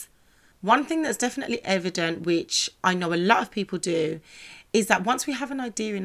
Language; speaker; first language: English; native; English